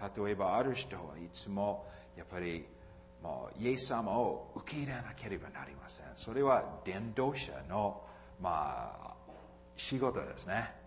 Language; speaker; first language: Japanese; non-native, fluent; English